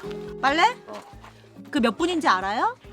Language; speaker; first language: Korean; native; Korean